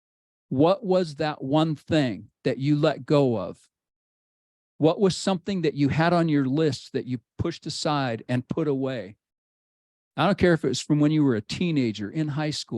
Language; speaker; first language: English; native; English